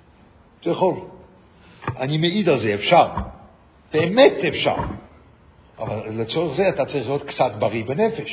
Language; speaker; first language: Hebrew; non-native, fluent; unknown